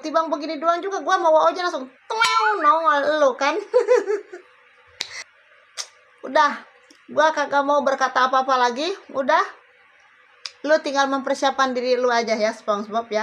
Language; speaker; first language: Indonesian; native; Indonesian